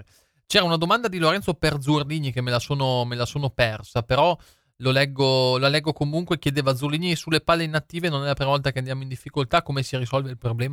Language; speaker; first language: Italian; native; Italian